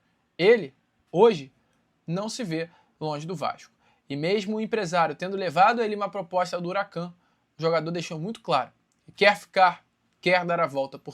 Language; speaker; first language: Portuguese; native; Portuguese